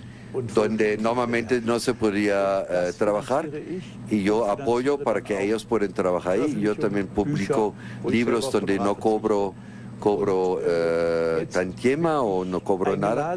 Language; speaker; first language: Spanish; non-native, fluent; German